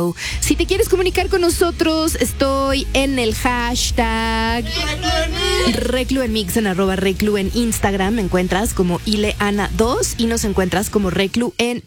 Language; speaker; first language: Spanish; native; Spanish